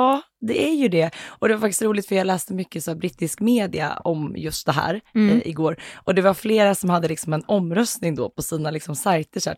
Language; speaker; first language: Swedish; native; Swedish